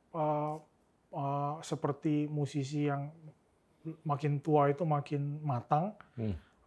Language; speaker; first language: Indonesian; native; Indonesian